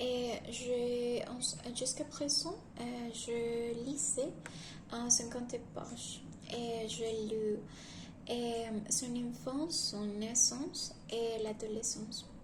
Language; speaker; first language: French; non-native, learner; Spanish